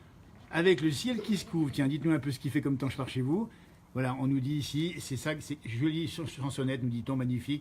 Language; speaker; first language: French; native; French